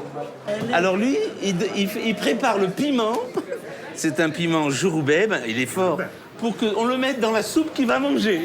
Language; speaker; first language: French; native; French